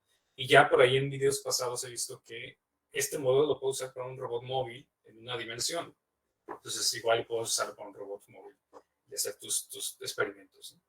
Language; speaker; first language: Spanish; native; Spanish